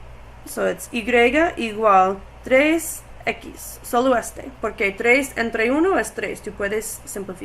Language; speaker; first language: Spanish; non-native, learner; English